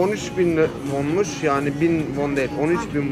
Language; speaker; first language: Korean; early bilingual, heritage; Korean